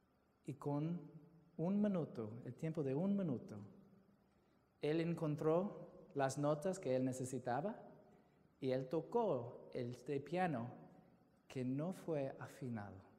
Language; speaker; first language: Spanish; non-native, fluent; English